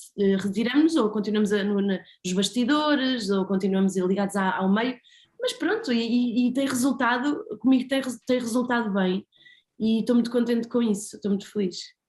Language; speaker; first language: Portuguese; native; Portuguese